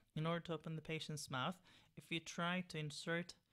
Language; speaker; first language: English; non-native, fluent; Turkish